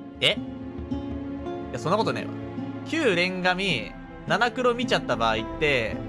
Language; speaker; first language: Japanese; native; Japanese